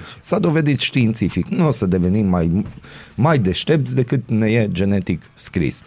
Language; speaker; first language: Romanian; non-native, local second language; Hungarian